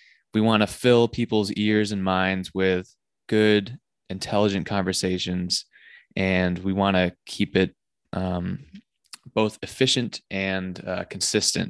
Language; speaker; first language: English; native; English